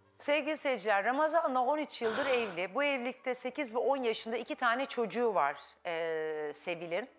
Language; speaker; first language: Turkish; native; Turkish